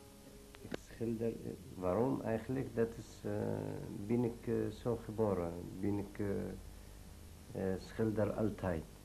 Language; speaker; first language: Dutch; non-native, learner; Arabic